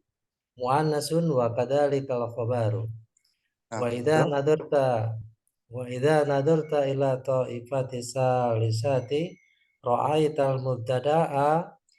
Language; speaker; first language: Arabic; non-native, learner; Indonesian